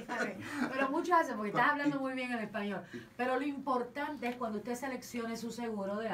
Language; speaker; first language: Spanish; native; Spanish